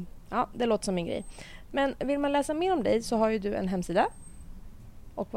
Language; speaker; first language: Swedish; native; Swedish